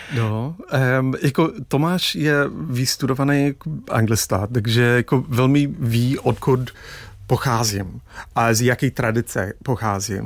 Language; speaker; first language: Czech; non-native, fluent; English